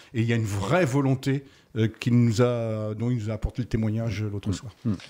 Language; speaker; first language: French; native; French